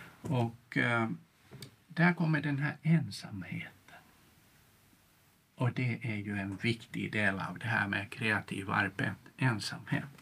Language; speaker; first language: Swedish; non-native, local second language; Finnish